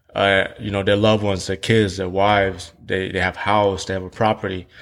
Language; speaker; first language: English; early bilingual, other home language; Vietnamese